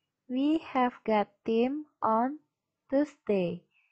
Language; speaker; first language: English; non-native, fluent; Indonesian